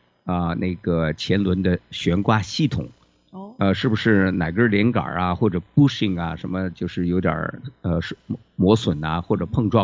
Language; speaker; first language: Chinese; native; Chinese